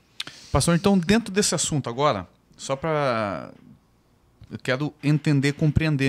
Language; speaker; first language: Portuguese; native; Portuguese